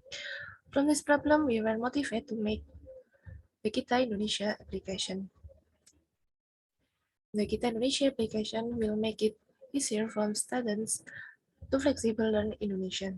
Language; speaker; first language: English; non-native, fluent; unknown